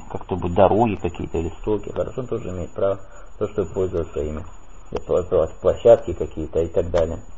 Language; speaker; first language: Russian; native; Russian